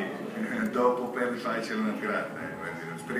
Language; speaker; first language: Italian; non-native, fluent; Croatian